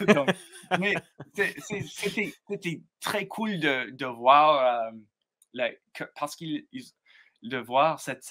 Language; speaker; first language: French; non-native, learner; English